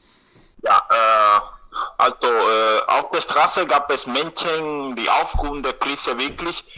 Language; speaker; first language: German; non-native, learner; Spanish